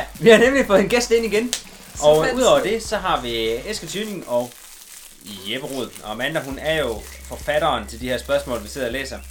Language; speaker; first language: Danish; native; Danish